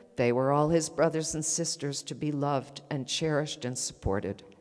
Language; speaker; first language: English; native; English